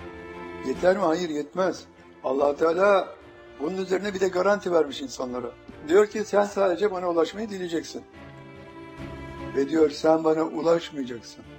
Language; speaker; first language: Turkish; native; Turkish